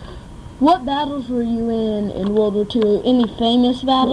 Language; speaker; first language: English; native; English